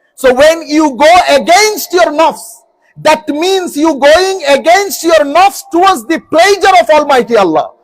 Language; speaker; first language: English; non-native, local second language; Bangla